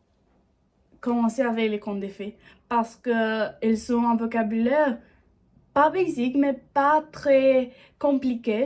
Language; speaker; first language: French; non-native, learner; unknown